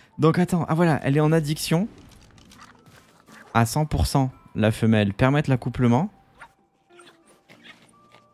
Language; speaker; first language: French; native; French